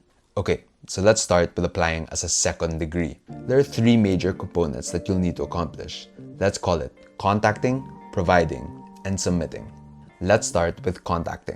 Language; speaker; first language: English; non-native, local second language; Filipino